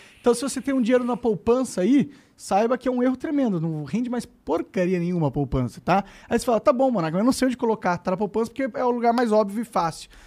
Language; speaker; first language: Portuguese; native; Portuguese